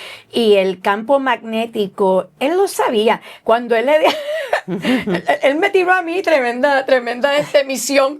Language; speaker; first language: Spanish; native; Spanish